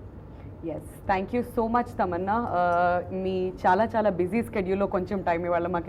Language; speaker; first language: Telugu; native; Telugu